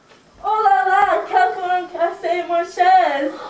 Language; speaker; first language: French; non-native, learner; English